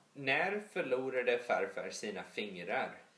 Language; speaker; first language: Swedish; early bilingual, heritage; English